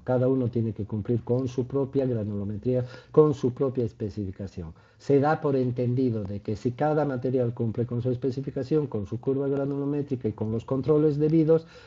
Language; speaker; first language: Spanish; native; Spanish